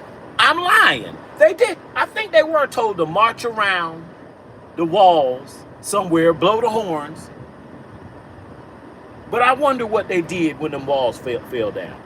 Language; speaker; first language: English; native; English